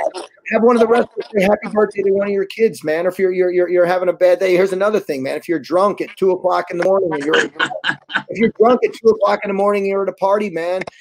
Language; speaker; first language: English; native; English